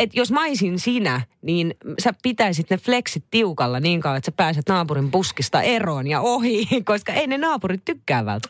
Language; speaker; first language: Finnish; native; Finnish